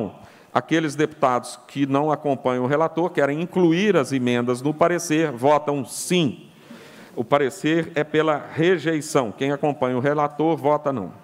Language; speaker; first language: Portuguese; native; Portuguese